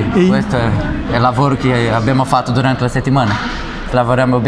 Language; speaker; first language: Italian; non-native, learner; Portuguese